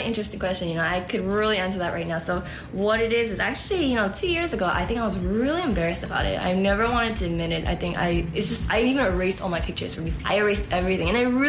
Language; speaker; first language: English; native; English